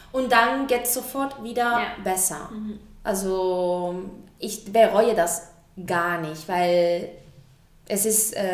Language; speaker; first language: German; non-native, fluent; Spanish